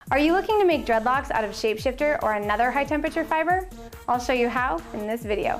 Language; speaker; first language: English; native; English